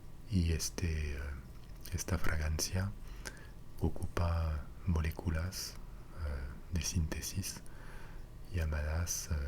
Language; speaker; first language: Spanish; non-native, fluent; French